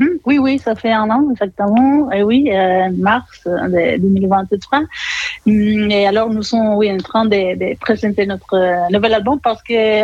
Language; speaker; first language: French; non-native, fluent; Spanish